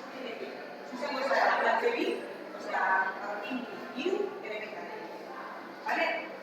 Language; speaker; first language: Basque; non-native, local second language; Spanish